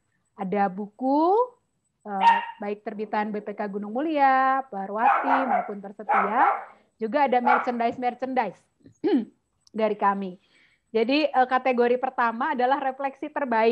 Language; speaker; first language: Indonesian; native; Indonesian